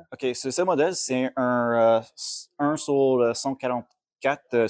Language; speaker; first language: French; non-native, local second language; English